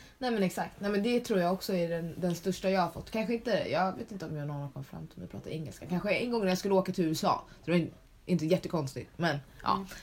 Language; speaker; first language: Swedish; early bilingual, other home language; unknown